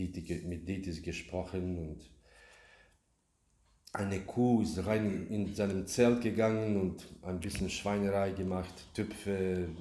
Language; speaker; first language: German; non-native, learner; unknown